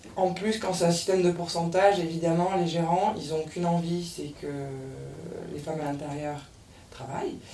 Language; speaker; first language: French; native; French